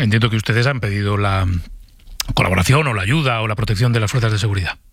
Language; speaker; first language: Spanish; native; Spanish